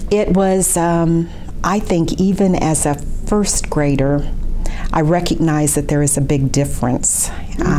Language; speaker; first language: English; native; English